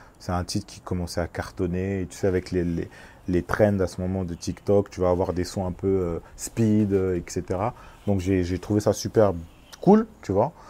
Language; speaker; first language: French; early bilingual, other home language; Lingala